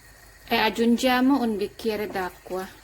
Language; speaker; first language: Italian; non-native, fluent; Indonesian